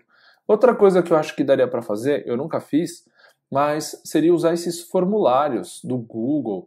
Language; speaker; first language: Portuguese; native; Portuguese